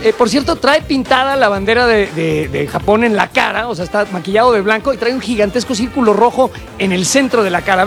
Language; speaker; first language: Spanish; native; Spanish